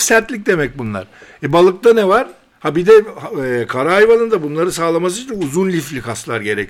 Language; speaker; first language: Turkish; native; Turkish